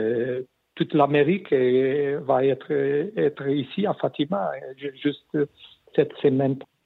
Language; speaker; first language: French; non-native, learner; Portuguese